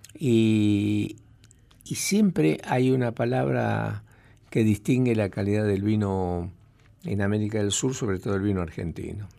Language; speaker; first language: Spanish; native; Spanish